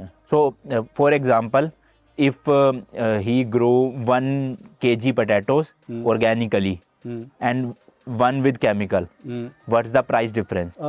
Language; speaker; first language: English; non-native, fluent; Hindi